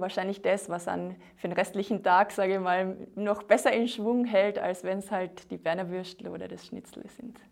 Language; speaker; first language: German; native; German